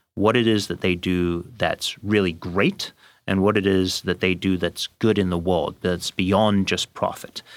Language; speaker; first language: English; native; English